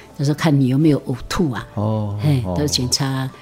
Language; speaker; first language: Min Nan Chinese; non-native, local second language; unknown